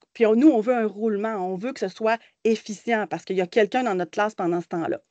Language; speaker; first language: French; native; French